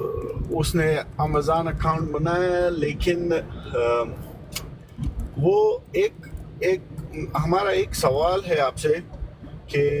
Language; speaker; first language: Hindi; non-native, local second language; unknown